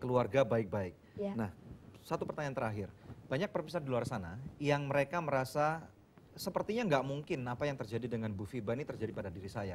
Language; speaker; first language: Indonesian; native; Indonesian